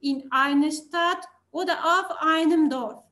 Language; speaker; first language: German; non-native, learner; Turkish